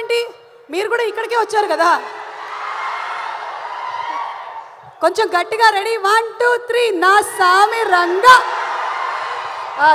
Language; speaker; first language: Telugu; native; Telugu